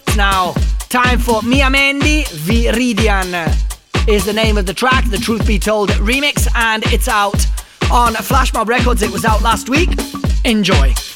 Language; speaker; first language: English; non-native, fluent; Italian